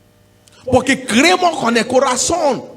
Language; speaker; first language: Spanish; non-native, learner; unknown